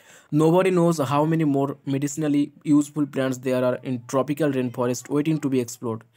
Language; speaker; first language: English; non-native, local second language; Bangla